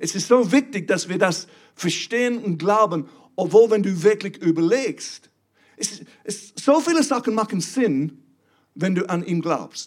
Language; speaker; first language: German; non-native, fluent; English